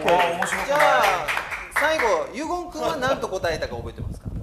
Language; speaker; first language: Japanese; native; Japanese